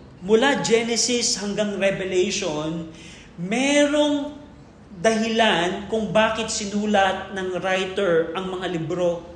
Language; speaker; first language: Filipino; native; Filipino